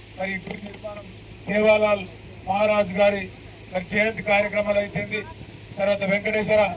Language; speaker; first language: Telugu; native; Telugu